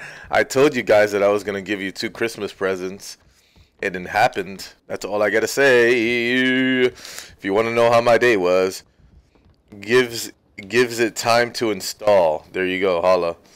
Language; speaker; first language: English; native; English